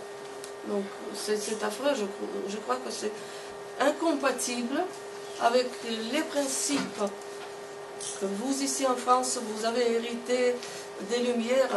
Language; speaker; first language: French; non-native, fluent; Russian